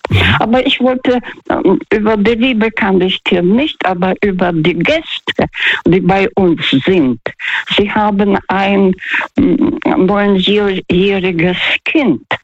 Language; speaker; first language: German; non-native, learner; Russian